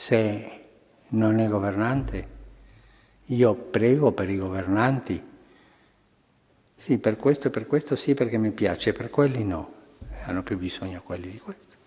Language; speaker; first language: Italian; non-native, fluent; Spanish